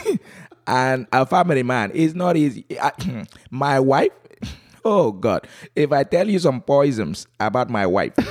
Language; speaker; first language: English; non-native, local second language; Yoruba